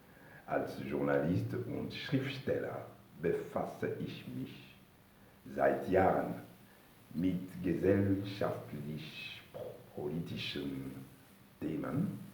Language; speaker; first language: German; non-native, fluent; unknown